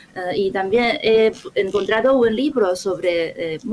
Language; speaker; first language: Spanish; non-native, fluent; Chinese